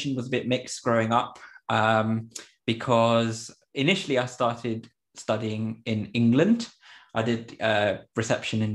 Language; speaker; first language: English; early bilingual, other home language; Spanish